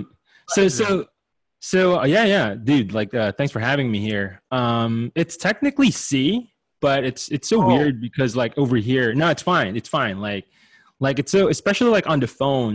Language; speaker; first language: English; non-native, local second language; Filipino